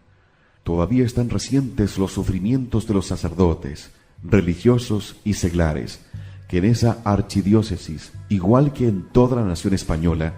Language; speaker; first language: Spanish; native; Spanish